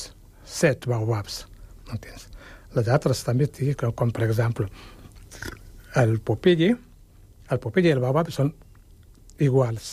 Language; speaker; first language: Catalan; non-native, fluent; Wolof